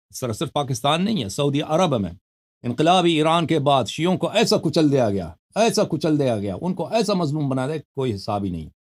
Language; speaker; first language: Urdu; non-native, fluent; Persian